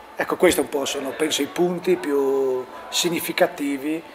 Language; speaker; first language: Italian; non-native, local second language; Friulian